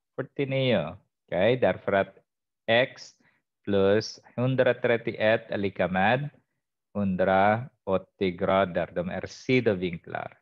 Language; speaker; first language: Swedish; non-native, fluent; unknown